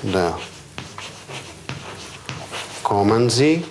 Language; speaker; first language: German; non-native, fluent; Russian